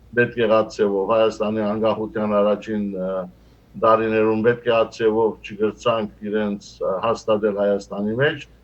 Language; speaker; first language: Armenian; early bilingual, heritage; Armenian